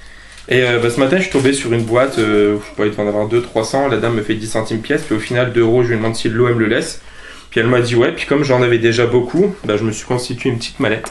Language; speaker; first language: French; native; French